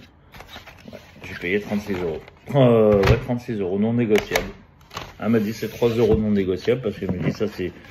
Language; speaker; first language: French; native; French